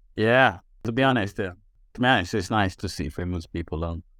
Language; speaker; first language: English; non-native, fluent; Italian